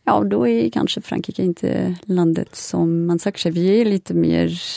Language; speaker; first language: Swedish; non-native, fluent; French